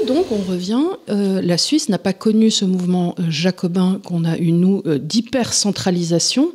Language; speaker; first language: French; native; French